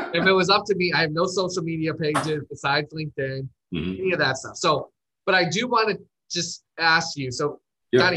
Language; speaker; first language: English; native; English